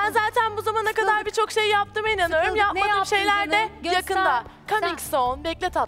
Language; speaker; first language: Turkish; native; Turkish